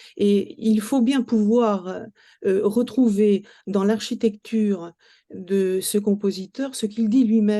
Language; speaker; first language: French; native; French